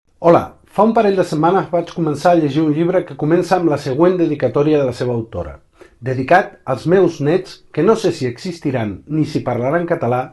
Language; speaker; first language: Catalan; early bilingual, other home language; Spanish